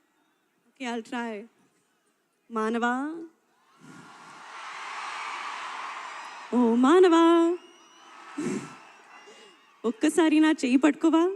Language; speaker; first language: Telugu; non-native, local second language; Hindi